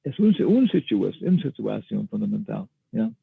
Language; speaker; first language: Spanish; non-native, learner; English